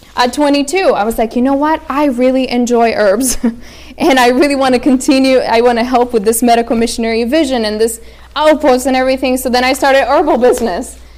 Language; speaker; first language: English; early bilingual, other home language; Spanish